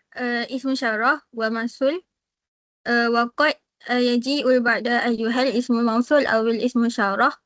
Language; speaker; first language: Arabic; non-native, learner; Malay